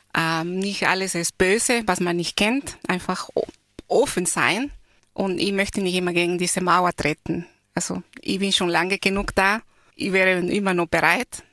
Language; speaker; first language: German; non-native, fluent; Spanish